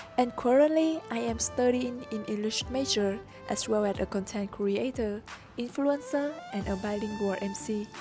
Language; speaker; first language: English; non-native, fluent; Vietnamese